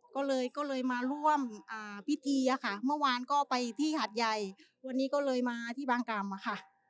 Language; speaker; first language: Thai; native; Thai